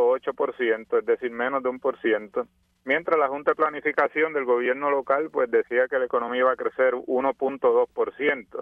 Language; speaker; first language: Spanish; native; Spanish